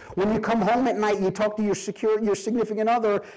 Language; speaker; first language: English; native; English